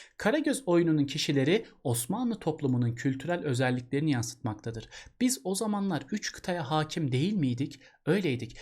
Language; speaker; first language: Turkish; native; Turkish